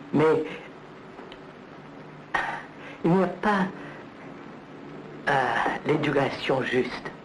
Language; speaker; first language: French; non-native, learner; Telugu